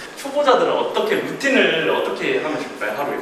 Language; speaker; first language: Korean; native; Korean